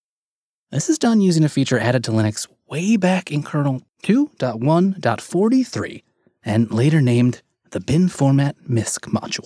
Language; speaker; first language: English; native; English